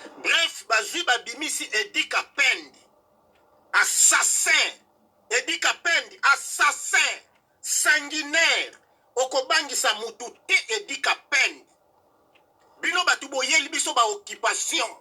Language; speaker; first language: Lingala; non-native, local second language; Kongo